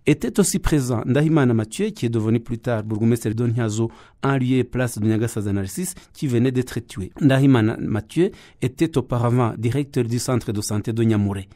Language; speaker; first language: French; non-native, local second language; Kinyarwanda